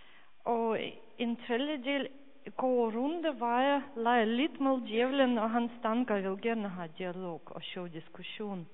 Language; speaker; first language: Danish; non-native, fluent; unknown